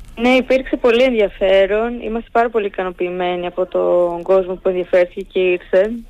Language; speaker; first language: Greek; native; Greek